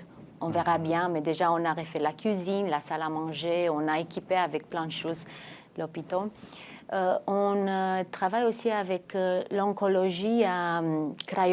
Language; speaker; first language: French; non-native, fluent; Romanian